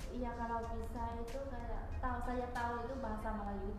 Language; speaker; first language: Indonesian; non-native, fluent; Khmer